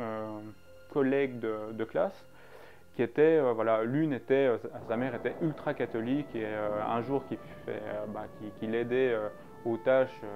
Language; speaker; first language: French; native; French